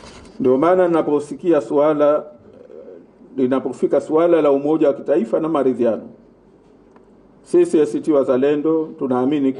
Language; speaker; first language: Swahili; native; Swahili